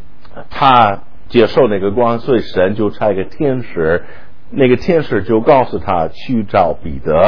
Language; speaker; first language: Chinese; non-native, fluent; English